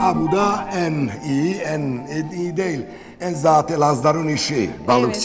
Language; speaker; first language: Turkish; non-native, learner; Georgian